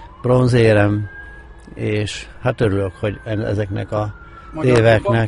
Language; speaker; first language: Hungarian; native; Hungarian